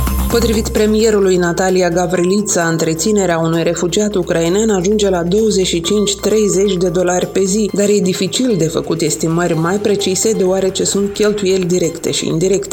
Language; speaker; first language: Romanian; native; Romanian